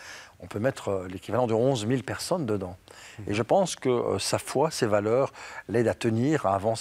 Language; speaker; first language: French; native; French